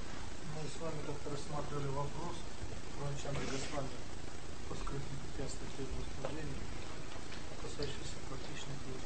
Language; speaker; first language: Russian; native; Russian